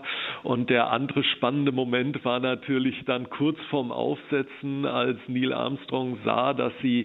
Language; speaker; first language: German; native; German